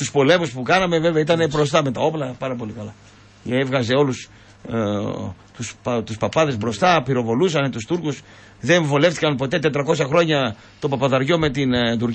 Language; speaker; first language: Greek; native; Greek